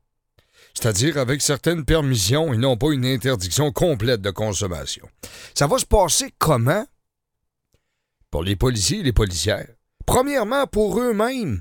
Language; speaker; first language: French; native; French